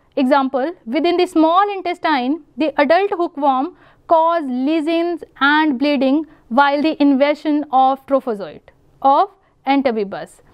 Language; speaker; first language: English; non-native, local second language; Punjabi